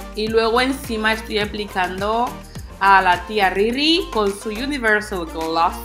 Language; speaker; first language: Spanish; native; Spanish